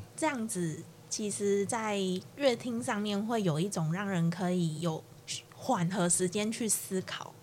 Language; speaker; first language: Chinese; native; Chinese